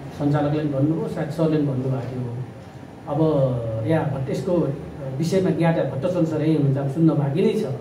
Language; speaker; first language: Nepali; native; Nepali